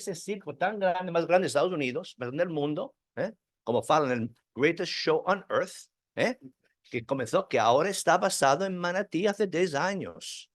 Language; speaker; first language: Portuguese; non-native, learner; Spanish